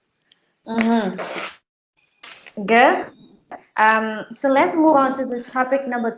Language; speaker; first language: English; non-native, learner; Vietnamese